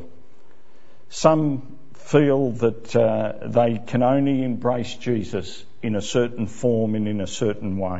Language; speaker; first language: English; native; English